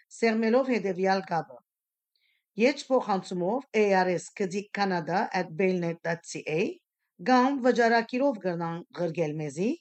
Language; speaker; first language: Armenian; early bilingual, heritage; Armenian